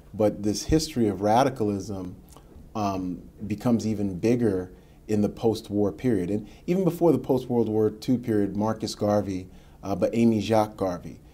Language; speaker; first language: English; native; English